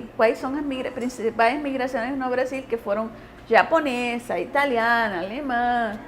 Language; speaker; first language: Portuguese; non-native, fluent; Spanish